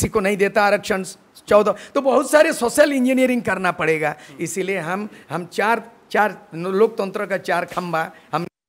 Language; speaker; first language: Hindi; native; Hindi